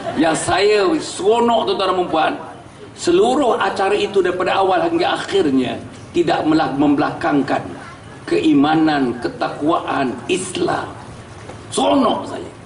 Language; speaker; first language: Malay; native; Malay